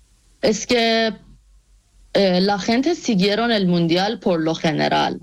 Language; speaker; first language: Spanish; non-native, fluent; Persian